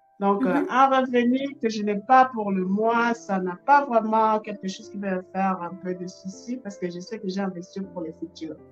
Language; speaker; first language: French; non-native, local second language; Lingala